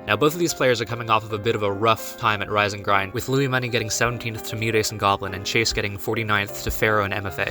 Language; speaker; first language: English; native; English